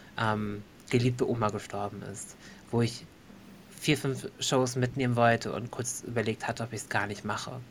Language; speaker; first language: German; native; German